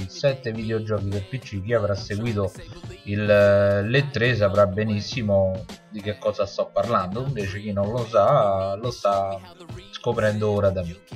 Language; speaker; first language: Italian; native; Italian